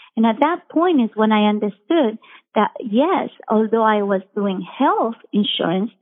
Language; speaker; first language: English; non-native, fluent; Spanish